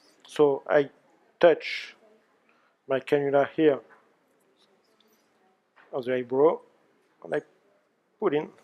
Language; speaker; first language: English; non-native, learner; French